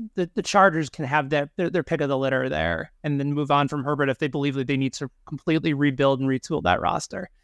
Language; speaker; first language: English; native; English